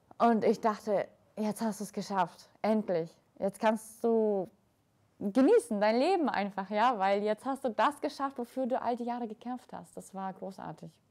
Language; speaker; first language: German; early bilingual, other home language; Russian